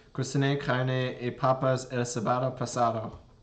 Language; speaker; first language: Spanish; non-native, learner; English